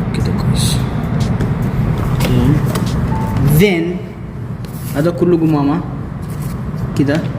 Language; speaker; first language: Arabic; non-native, learner; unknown